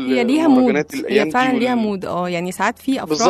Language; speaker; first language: Arabic; native; Arabic